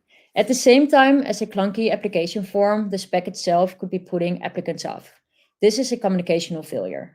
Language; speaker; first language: English; non-native, fluent; Dutch